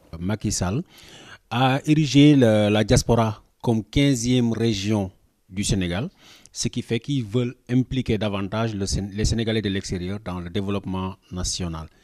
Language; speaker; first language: French; non-native, local second language; Wolof